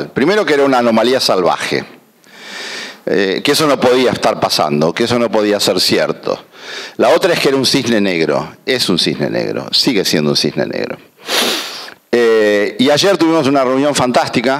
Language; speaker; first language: Spanish; native; Spanish